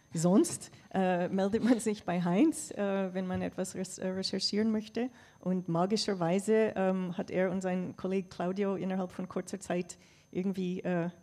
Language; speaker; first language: German; non-native, fluent; English